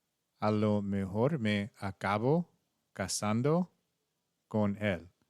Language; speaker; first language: Spanish; non-native, learner; English